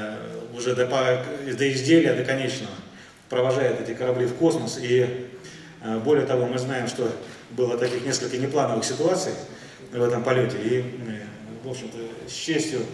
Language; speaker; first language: Russian; native; Russian